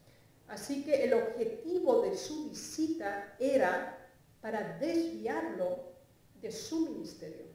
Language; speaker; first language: Spanish; native; Spanish